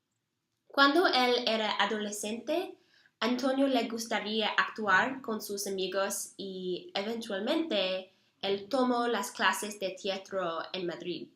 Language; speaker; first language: Spanish; non-native, learner; English